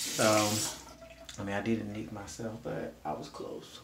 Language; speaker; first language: English; native; English